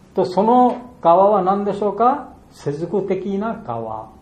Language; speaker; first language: Japanese; non-native, fluent; Bangla